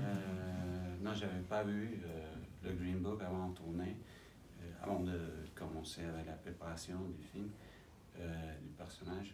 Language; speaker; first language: French; non-native, fluent; English